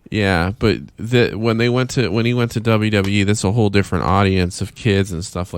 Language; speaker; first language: English; native; English